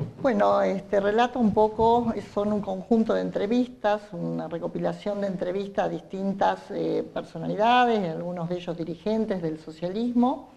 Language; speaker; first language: Spanish; native; Spanish